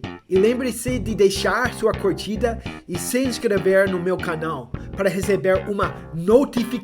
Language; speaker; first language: Portuguese; non-native, fluent; English